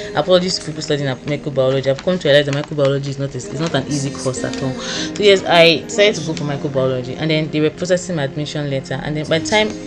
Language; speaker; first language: English; non-native, local second language; Yoruba